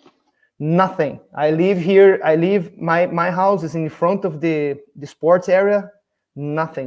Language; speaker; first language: English; non-native, fluent; Portuguese